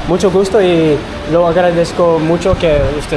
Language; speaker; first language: Spanish; non-native, learner; English